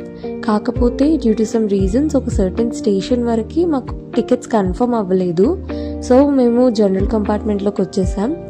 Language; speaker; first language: Telugu; native; Telugu